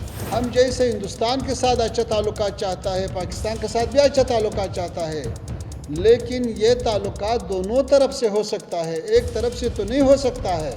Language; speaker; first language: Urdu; non-native, fluent; Pashto